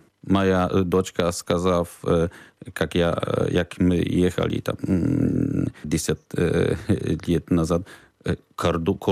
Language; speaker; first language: Ukrainian; non-native, learner; Polish